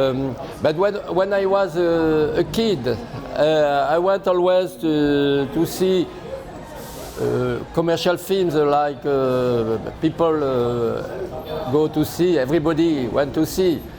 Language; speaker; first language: English; non-native, fluent; French